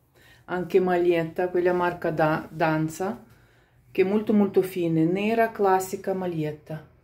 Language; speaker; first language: Italian; non-native, learner; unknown